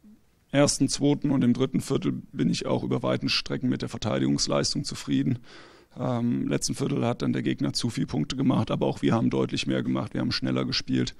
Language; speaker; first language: German; native; German